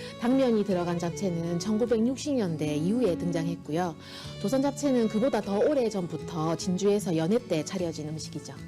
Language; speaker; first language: Korean; native; Korean